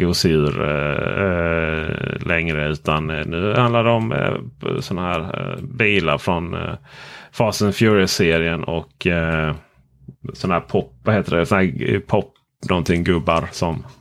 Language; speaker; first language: Swedish; native; Swedish